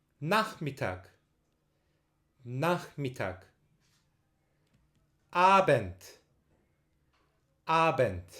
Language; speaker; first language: German; non-native, fluent; Turkish